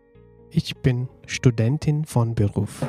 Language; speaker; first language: German; non-native, fluent; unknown